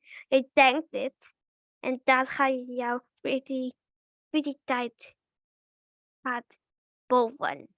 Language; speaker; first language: Dutch; early bilingual, other home language; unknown